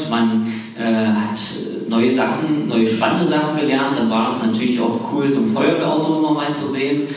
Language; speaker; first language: German; native; German